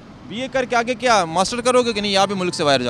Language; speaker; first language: Urdu; native; Urdu